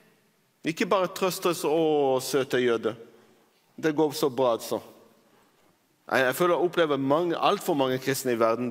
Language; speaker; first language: Norwegian; non-native, fluent; Arabic